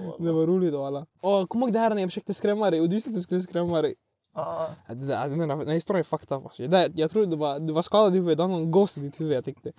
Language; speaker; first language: Swedish; early bilingual, other home language; Arabic